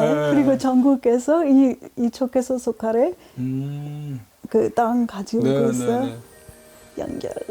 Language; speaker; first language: Korean; non-native, learner; English